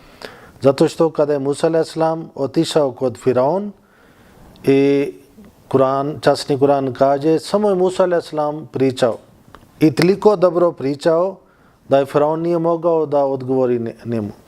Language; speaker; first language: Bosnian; non-native, fluent; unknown